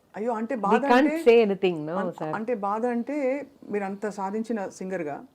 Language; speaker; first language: Telugu; native; Telugu